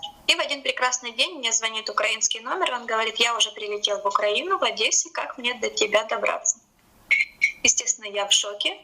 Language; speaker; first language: Russian; native; Russian